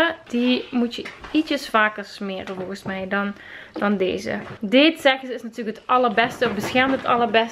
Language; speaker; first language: Dutch; native; Dutch